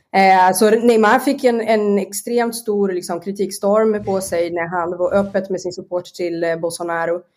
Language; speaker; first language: Swedish; non-native, fluent; Portuguese